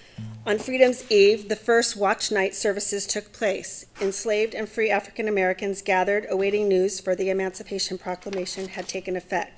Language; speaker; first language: English; native; English